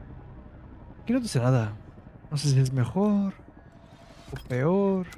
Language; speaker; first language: Spanish; non-native, learner; Turkish